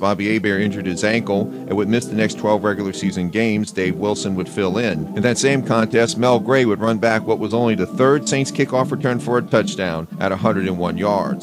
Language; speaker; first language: English; native; English